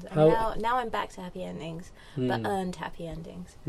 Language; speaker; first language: English; native; English